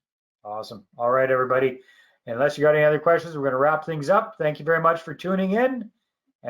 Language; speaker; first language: English; native; English